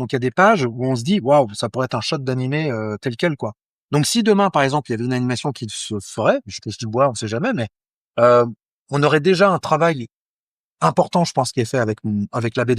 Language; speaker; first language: French; native; French